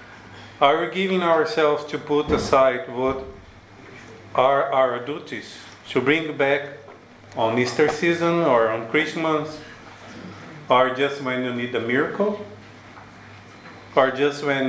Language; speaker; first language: English; non-native, learner; Portuguese